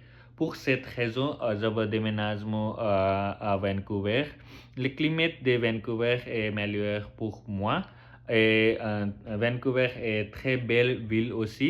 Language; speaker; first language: French; non-native, learner; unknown